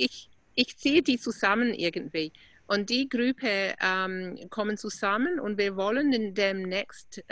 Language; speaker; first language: German; non-native, fluent; English